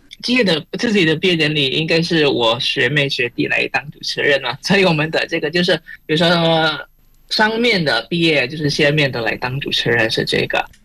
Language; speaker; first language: Chinese; non-native, fluent; Min Nan Chinese